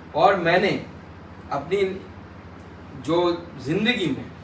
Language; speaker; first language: Hindi; non-native, local second language; Bangla